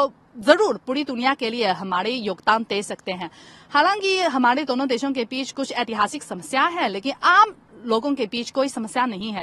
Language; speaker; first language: Hindi; non-native, fluent; Chinese